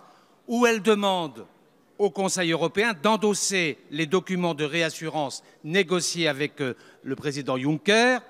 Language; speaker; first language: French; native; French